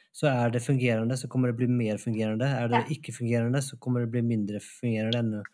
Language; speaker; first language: Norwegian; non-native, fluent; Swedish